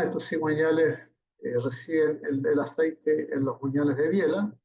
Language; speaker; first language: Spanish; native; Spanish